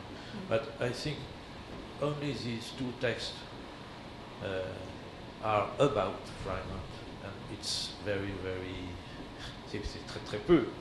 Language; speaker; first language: English; non-native, learner; French